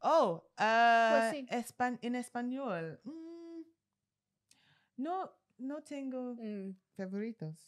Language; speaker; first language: Spanish; non-native, learner; English